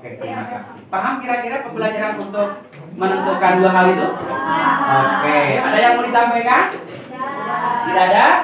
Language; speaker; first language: Indonesian; native; Indonesian